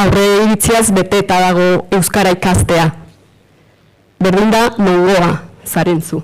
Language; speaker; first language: Basque; non-native, fluent; Spanish